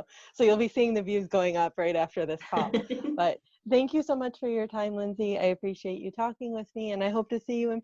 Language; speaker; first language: English; native; English